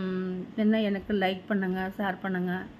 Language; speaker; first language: Tamil; non-native, learner; Malayalam